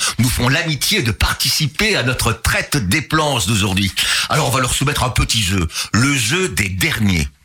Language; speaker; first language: French; native; French